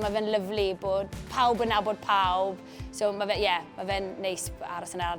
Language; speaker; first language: Welsh; native; Welsh